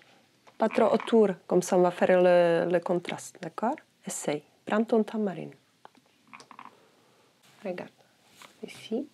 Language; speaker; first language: French; non-native, fluent; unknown